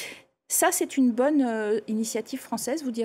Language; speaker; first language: French; native; French